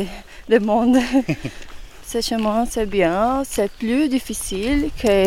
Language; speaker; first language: French; non-native, learner; Portuguese